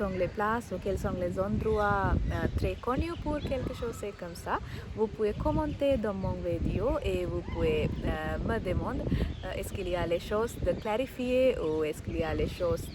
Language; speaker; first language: French; non-native, learner; Sinhala